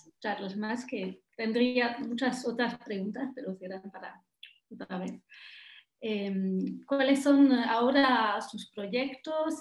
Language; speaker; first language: Spanish; non-native, fluent; French